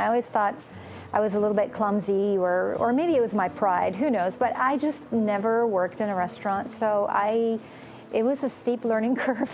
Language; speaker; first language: English; non-native, fluent; Romanian